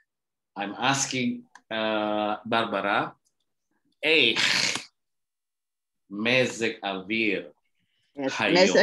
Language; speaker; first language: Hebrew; non-native, fluent; Indonesian